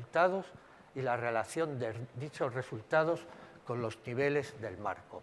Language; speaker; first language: Spanish; native; Spanish